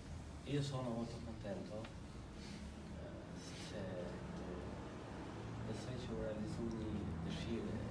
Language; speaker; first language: Italian; non-native, learner; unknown